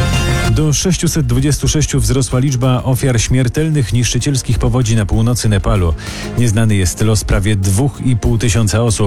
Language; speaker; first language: Polish; native; Polish